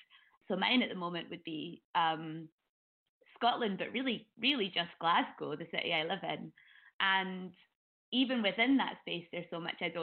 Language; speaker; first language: English; native; English